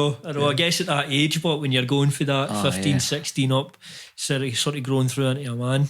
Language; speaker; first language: English; native; English